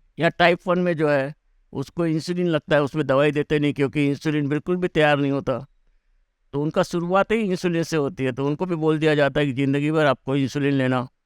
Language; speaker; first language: Hindi; native; Hindi